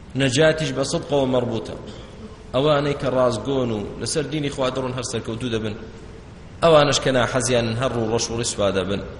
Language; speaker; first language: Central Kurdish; non-native, local second language; Kurdish